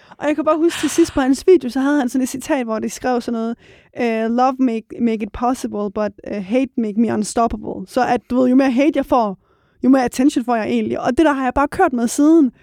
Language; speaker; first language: Danish; early bilingual, other home language; Persian